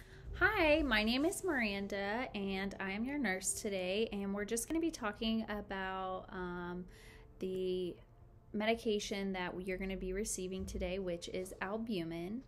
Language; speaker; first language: English; native; English